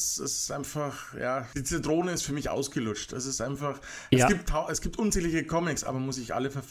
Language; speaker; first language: German; native; German